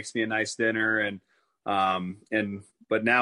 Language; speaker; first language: English; native; English